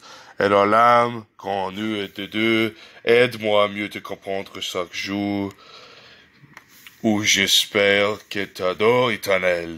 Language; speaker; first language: French; non-native, learner; English